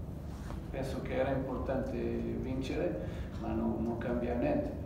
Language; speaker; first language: Italian; non-native, fluent; Portuguese